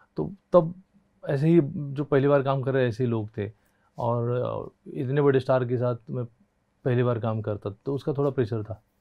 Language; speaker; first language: Hindi; non-native, local second language; Marathi